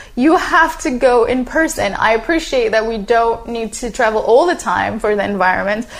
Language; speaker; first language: English; non-native, fluent; Arabic